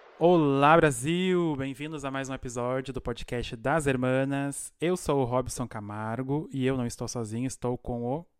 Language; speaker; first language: Portuguese; native; Portuguese